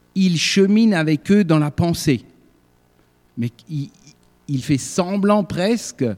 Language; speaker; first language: French; native; French